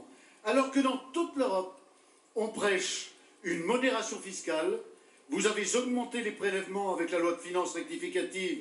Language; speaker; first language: French; native; French